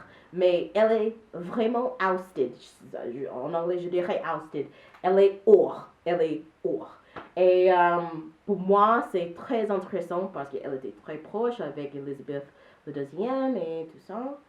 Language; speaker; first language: French; non-native, learner; English